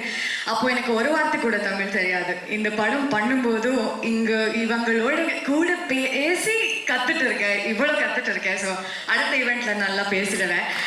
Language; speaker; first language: Tamil; non-native, learner; Kannada